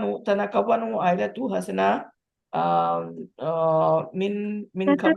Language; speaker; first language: Arabic; non-native, learner; Urdu